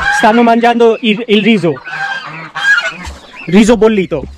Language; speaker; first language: Italian; non-native, fluent; Bangla